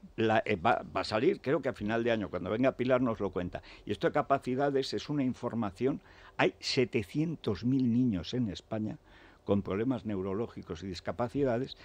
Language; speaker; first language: Spanish; native; Spanish